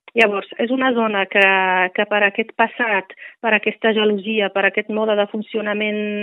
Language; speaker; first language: Catalan; non-native, fluent; Riffian